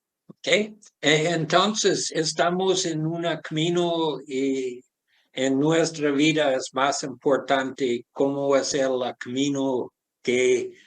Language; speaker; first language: Spanish; non-native, learner; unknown